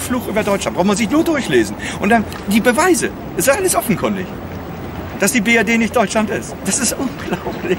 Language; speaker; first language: German; native; German